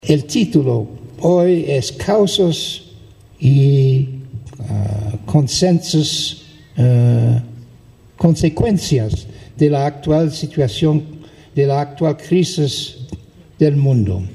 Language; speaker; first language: Spanish; non-native, fluent; English